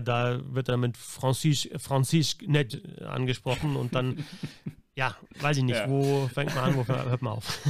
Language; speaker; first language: German; native; German